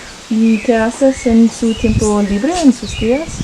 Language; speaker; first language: Spanish; non-native, learner; English